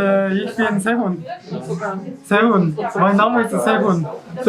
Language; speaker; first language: German; non-native, learner; Korean